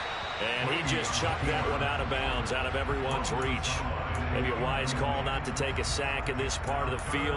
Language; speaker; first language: English; native; English